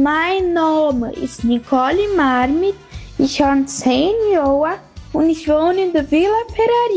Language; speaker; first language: German; early bilingual, heritage; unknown